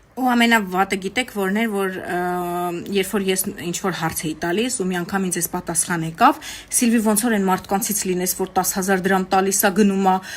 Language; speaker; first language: Armenian; native; Armenian